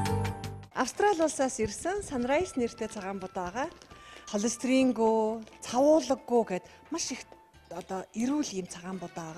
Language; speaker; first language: Mongolian; native; Mongolian